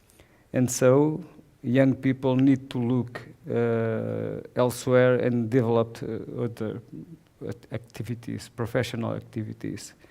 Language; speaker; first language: English; non-native, learner; Portuguese